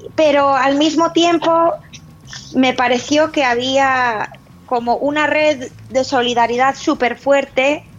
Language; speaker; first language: Spanish; native; Spanish